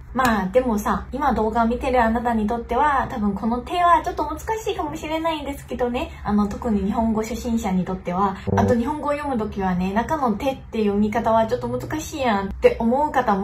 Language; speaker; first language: Japanese; non-native, fluent; Chinese